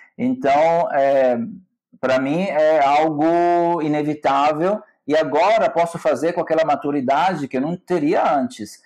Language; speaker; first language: Portuguese; non-native, fluent; Italian